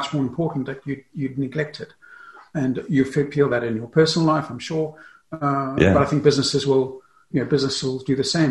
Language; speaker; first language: English; native; English